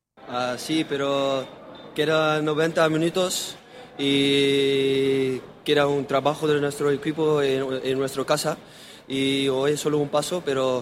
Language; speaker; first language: Spanish; non-native, learner; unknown